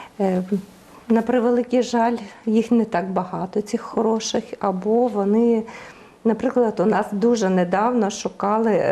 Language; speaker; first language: Ukrainian; native; Ukrainian